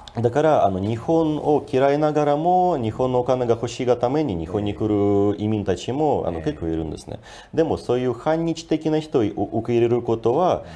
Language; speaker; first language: Japanese; non-native, fluent; Ukrainian